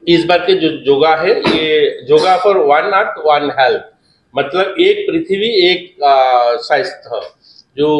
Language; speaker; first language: Hindi; non-native, local second language; Bangla